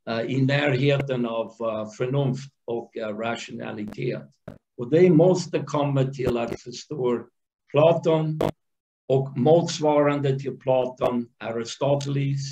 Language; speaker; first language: Swedish; non-native, fluent; English